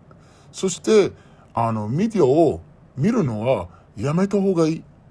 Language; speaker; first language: Japanese; non-native, learner; Arabic